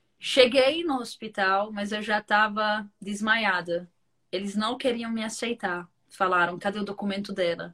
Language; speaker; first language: Portuguese; non-native, fluent; Arabic